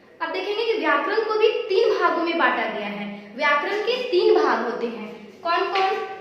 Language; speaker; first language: Hindi; native; Hindi